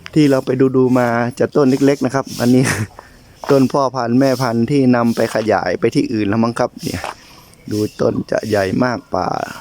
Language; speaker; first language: Thai; native; Thai